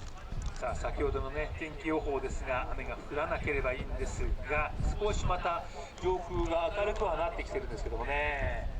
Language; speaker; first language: Japanese; native; Japanese